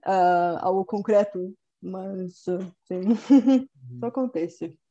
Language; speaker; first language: Portuguese; non-native, fluent; Bulgarian